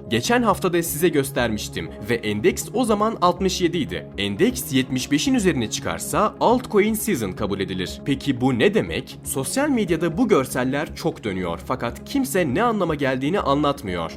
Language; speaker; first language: Turkish; native; Turkish